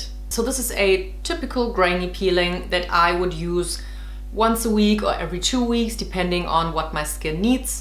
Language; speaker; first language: English; non-native, fluent; German